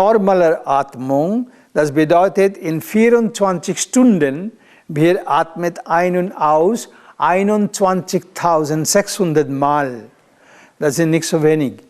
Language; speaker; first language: German; non-native, learner; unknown